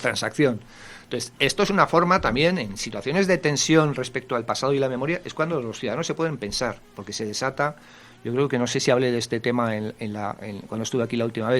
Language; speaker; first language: Spanish; native; Spanish